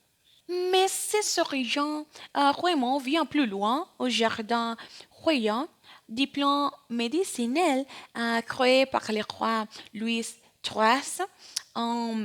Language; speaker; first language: French; non-native, learner; Spanish